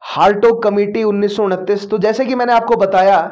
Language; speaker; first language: Hindi; native; Hindi